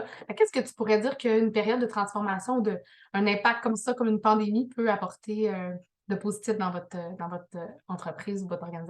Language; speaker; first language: French; native; French